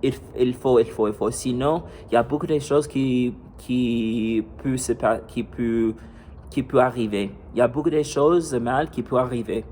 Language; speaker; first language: French; non-native, fluent; English